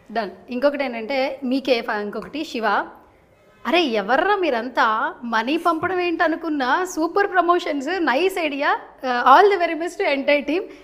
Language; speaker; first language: Telugu; native; Telugu